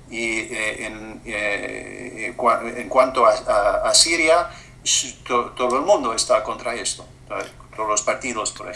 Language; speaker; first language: Spanish; non-native, fluent; English